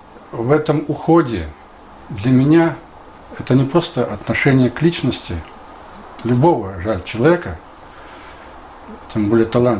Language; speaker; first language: Russian; native; Russian